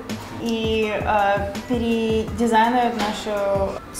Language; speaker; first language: Russian; early bilingual, other home language; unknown